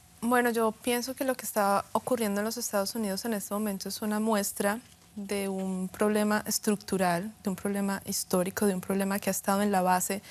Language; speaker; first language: Spanish; native; Spanish